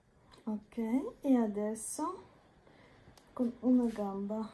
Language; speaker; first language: Italian; non-native, learner; Russian